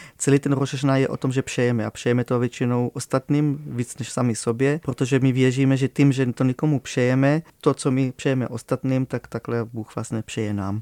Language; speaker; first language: Czech; non-native, fluent; Hebrew